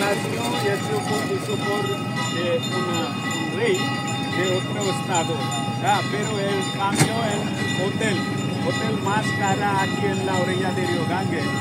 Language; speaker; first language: Spanish; non-native, learner; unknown